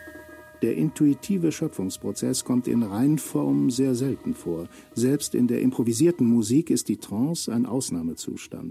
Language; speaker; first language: German; native; German